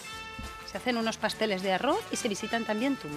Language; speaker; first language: Spanish; native; Spanish